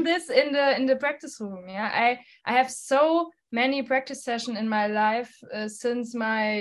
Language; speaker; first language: English; non-native, fluent; German